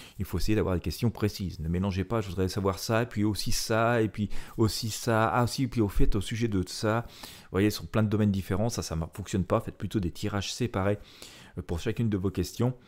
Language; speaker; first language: French; native; French